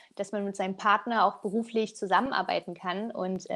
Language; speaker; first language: German; native; German